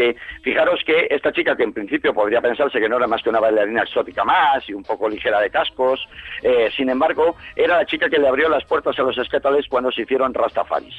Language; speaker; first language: Spanish; native; Spanish